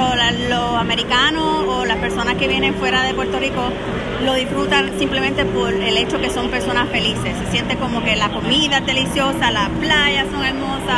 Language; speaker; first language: Spanish; native; Spanish